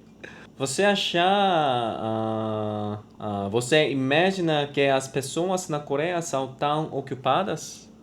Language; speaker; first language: Portuguese; non-native, learner; Korean